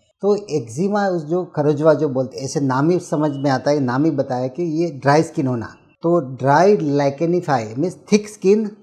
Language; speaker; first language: Hindi; non-native, local second language; Gujarati